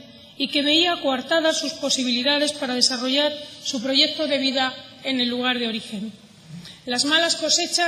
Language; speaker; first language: Spanish; native; Spanish